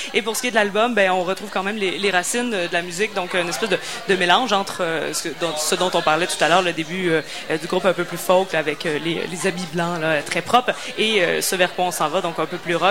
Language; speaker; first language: French; native; French